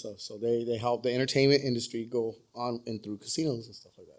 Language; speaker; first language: English; native; English